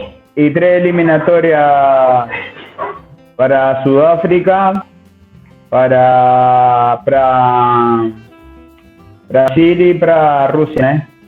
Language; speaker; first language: Portuguese; non-native, learner; Spanish